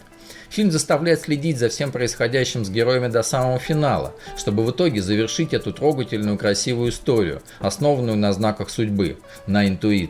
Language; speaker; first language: Russian; native; Russian